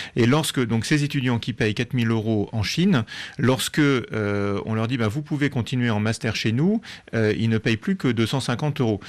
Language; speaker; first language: French; native; French